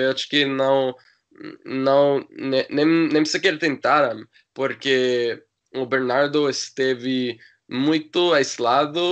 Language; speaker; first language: Portuguese; non-native, learner; English